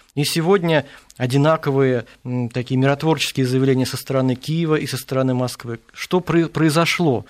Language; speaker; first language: Russian; native; Russian